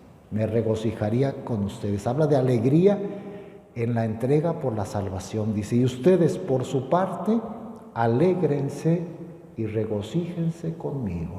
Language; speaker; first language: Spanish; native; Spanish